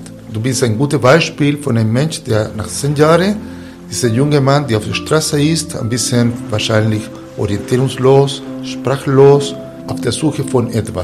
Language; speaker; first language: German; non-native, learner; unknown